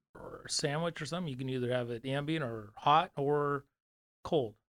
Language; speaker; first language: English; native; English